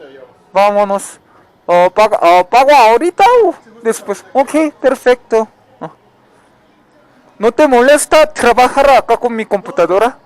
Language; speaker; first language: Spanish; non-native, learner; Korean